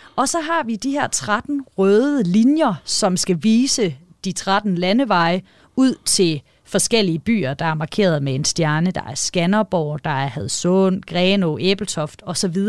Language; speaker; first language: Danish; native; Danish